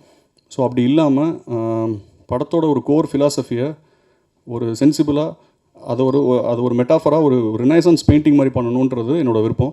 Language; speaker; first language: Tamil; native; Tamil